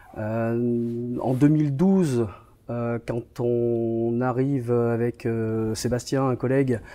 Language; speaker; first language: French; native; French